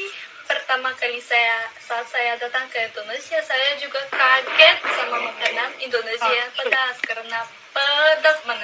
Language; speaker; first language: Indonesian; non-native, fluent; Russian